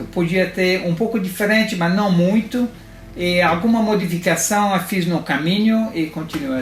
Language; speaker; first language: Portuguese; non-native, fluent; Italian